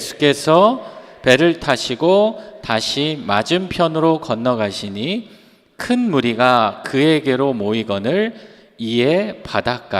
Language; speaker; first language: Korean; native; Korean